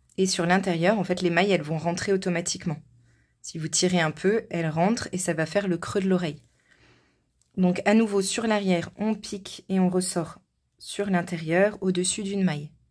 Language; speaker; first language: French; native; French